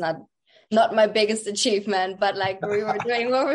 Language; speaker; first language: English; non-native, fluent; Dutch